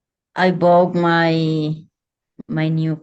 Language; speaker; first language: English; non-native, learner; Spanish